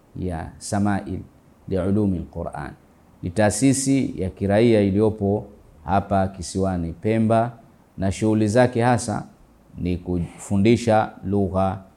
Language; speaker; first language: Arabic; non-native, fluent; Swahili